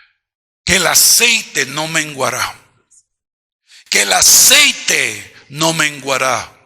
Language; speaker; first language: Spanish; native; Spanish